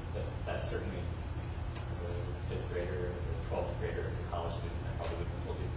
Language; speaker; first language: English; native; English